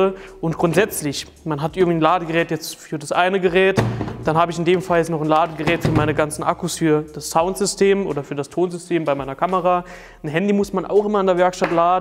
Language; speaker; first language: German; native; German